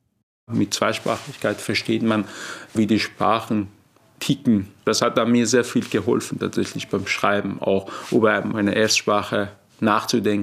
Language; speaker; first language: German; non-native, fluent; Persian